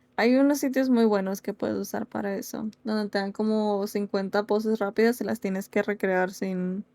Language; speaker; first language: Spanish; early bilingual, heritage; Spanish